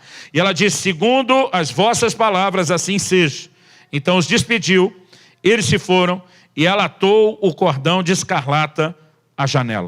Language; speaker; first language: Portuguese; native; Portuguese